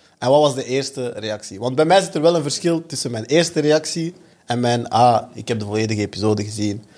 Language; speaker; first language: Dutch; early bilingual, other home language; French